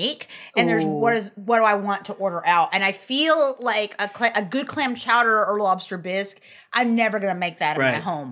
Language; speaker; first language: English; native; English